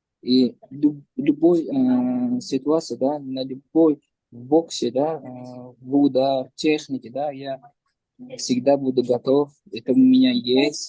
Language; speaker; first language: Russian; non-native, learner; Uzbek